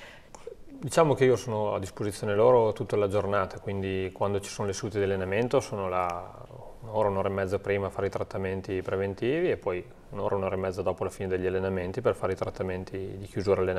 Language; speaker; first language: Italian; native; Italian